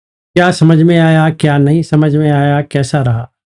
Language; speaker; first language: Hindi; native; Hindi